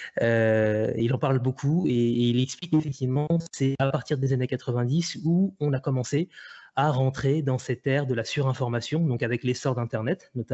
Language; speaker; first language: French; native; French